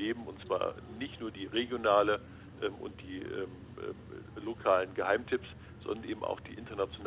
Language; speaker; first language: German; native; German